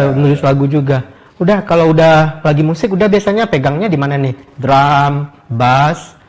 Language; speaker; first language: Indonesian; native; Indonesian